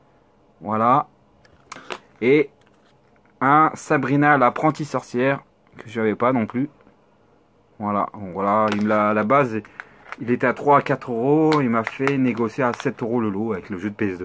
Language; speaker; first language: French; native; French